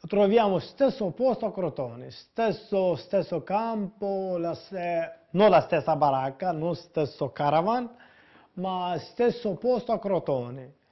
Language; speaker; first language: Italian; non-native, fluent; Kurdish